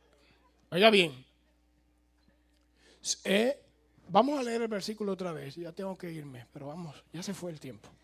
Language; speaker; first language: Spanish; native; Spanish